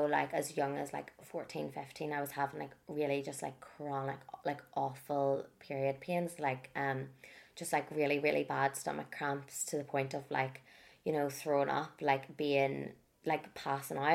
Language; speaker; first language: English; native; English